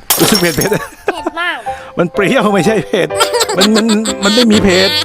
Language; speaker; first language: Thai; native; Thai